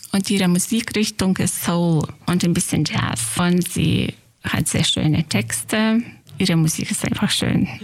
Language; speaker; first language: German; non-native, fluent; Lithuanian